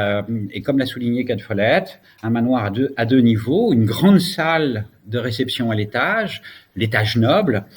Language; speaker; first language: French; native; French